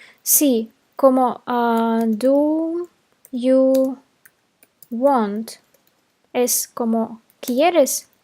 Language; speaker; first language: Spanish; non-native, fluent; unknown